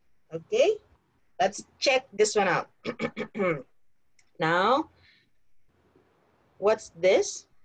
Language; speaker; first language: English; non-native, fluent; Indonesian